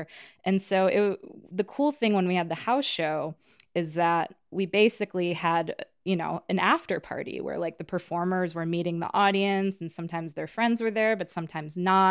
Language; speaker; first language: English; native; English